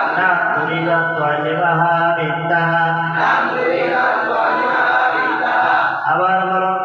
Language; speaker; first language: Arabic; non-native, fluent; Bangla